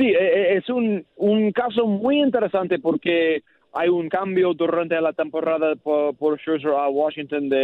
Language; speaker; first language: Spanish; non-native, learner; English